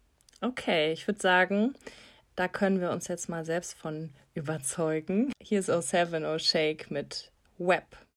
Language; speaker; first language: German; native; German